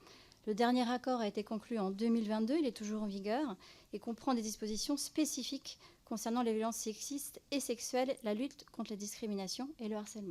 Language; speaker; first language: French; native; French